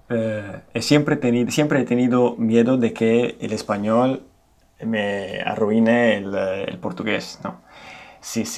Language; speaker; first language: Spanish; non-native, fluent; Italian